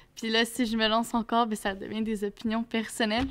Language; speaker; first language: French; native; French